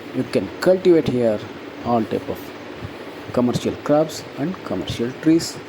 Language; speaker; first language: English; non-native, local second language; Kannada